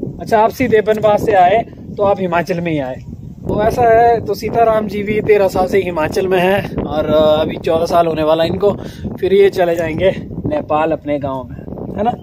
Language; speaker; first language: Hindi; native; Hindi